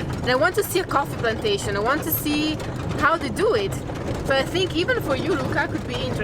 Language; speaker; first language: English; non-native, fluent; Italian